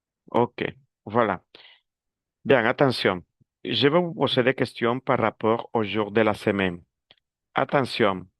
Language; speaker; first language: French; non-native, fluent; Spanish